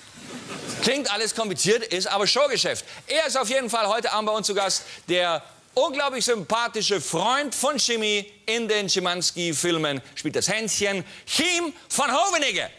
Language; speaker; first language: German; native; German